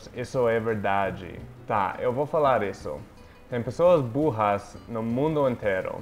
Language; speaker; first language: Portuguese; non-native, fluent; English